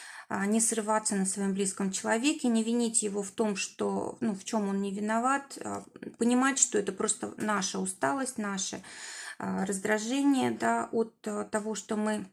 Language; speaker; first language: Russian; native; Russian